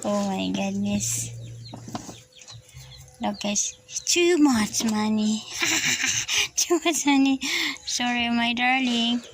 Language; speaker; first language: English; non-native, learner; Cebuano